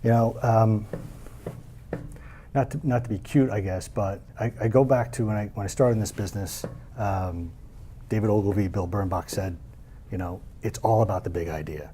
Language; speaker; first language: English; native; English